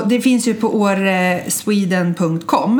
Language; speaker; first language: Swedish; native; Swedish